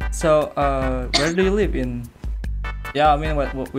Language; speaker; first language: English; non-native, learner; Indonesian